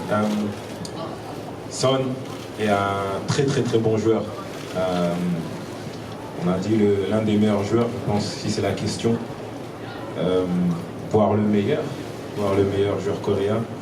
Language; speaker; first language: French; native; French